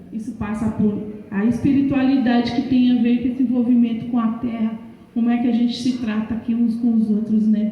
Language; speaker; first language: Portuguese; native; Portuguese